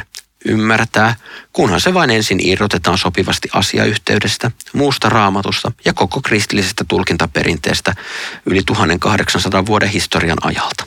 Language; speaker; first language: Finnish; native; Finnish